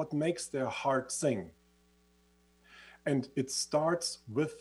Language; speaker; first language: English; non-native, fluent; German